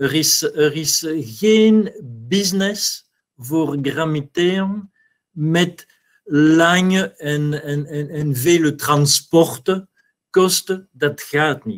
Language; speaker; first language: Dutch; non-native, learner; French